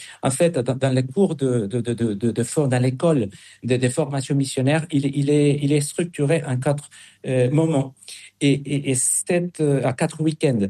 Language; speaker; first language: French; non-native, fluent; Spanish